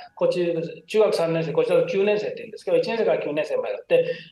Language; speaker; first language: Japanese; native; Japanese